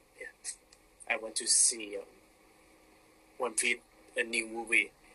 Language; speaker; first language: English; non-native, learner; Thai